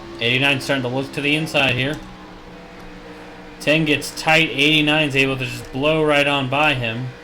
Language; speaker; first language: English; native; English